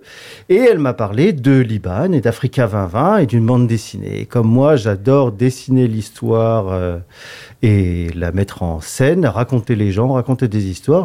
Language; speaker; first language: French; native; French